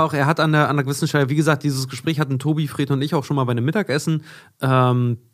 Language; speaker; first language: German; native; German